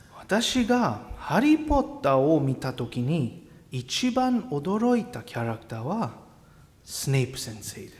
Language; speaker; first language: Japanese; non-native, fluent; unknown